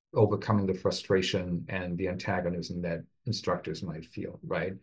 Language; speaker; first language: English; non-native, fluent; German